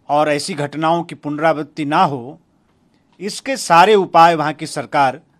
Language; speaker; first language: Hindi; native; Hindi